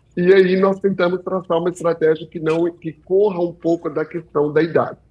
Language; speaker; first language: Portuguese; early bilingual, heritage; Portuguese